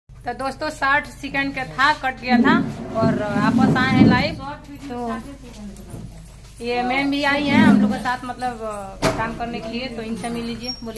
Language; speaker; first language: Hindi; non-native, local second language; Bhojpuri